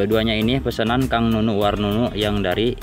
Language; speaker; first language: Indonesian; non-native, local second language; Sundanese